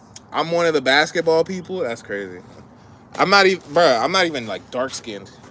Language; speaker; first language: English; native; English